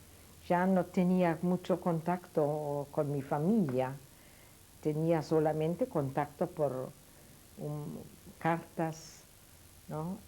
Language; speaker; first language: Spanish; non-native, fluent; Yiddish